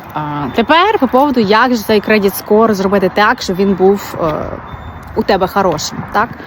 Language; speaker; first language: Ukrainian; non-native, local second language; Russian